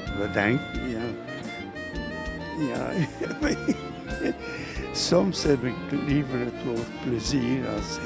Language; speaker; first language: Dutch; non-native, local second language; French